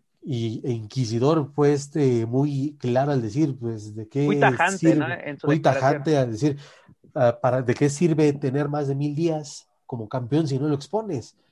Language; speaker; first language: Spanish; native; Spanish